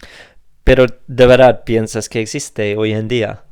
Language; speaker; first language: Spanish; non-native, fluent; English